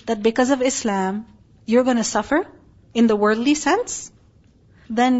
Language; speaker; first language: English; non-native, local second language; Urdu